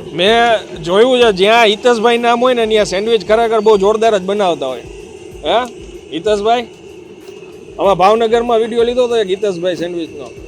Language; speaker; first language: Gujarati; native; Gujarati